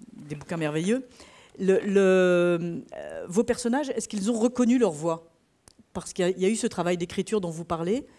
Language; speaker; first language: French; native; French